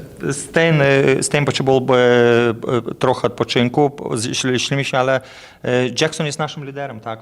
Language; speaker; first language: Polish; non-native, fluent; Lithuanian